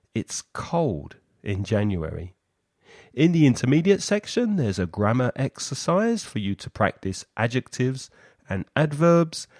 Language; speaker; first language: English; native; English